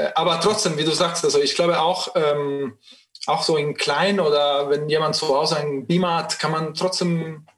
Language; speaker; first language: German; non-native, fluent; Italian